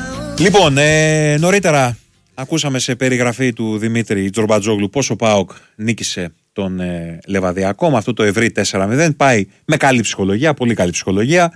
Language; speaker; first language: Greek; native; Greek